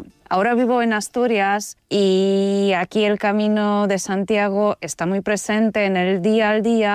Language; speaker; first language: Spanish; non-native, fluent; Polish